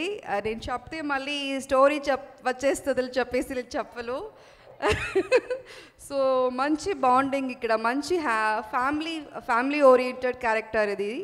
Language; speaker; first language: Telugu; non-native, learner; Tamil